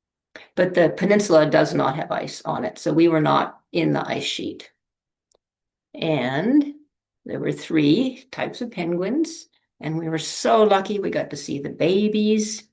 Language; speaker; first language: English; native; English